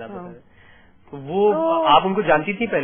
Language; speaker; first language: Hindi; native; Hindi